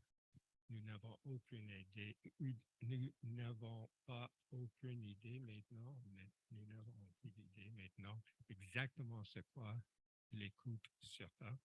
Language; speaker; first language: French; non-native, local second language; English